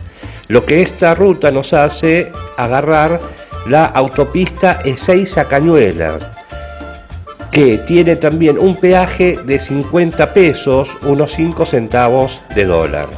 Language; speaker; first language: Spanish; native; Spanish